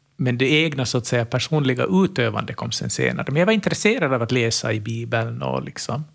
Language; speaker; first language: Swedish; native; Swedish